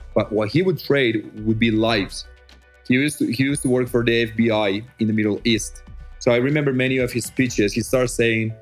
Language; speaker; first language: English; non-native, fluent; Spanish